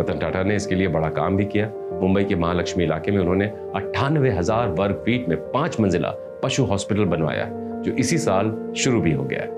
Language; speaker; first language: Hindi; native; Hindi